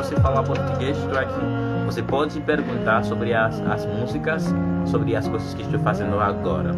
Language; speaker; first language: Portuguese; non-native, learner; Haitian Creole